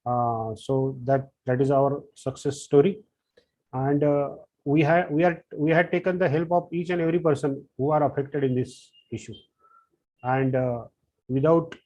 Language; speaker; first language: English; non-native, local second language; Marathi